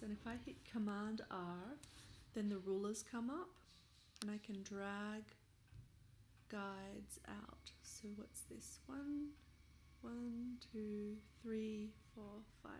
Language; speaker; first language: English; native; English